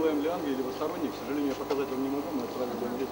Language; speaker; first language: Russian; native; Russian